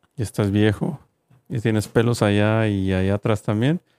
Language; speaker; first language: Spanish; native; Spanish